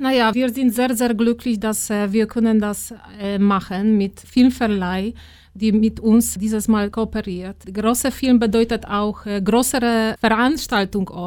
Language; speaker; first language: German; non-native, fluent; Polish